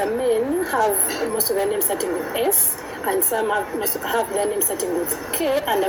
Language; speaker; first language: English; non-native, local second language; Ganda